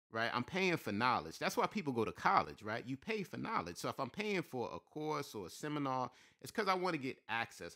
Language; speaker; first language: English; native; English